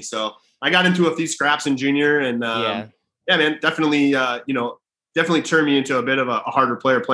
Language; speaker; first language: English; native; English